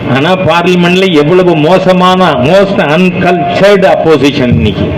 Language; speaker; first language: Tamil; native; Tamil